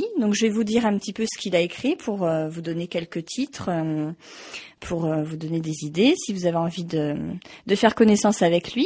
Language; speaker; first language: French; native; French